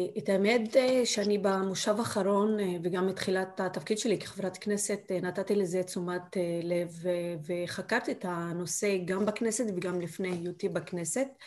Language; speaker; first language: Hebrew; non-native, local second language; Arabic